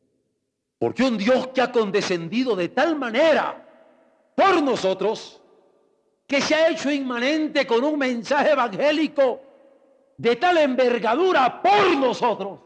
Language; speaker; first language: Spanish; native; Spanish